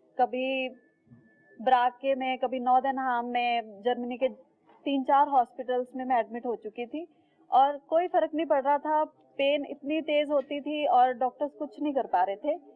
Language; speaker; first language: Hindi; native; Hindi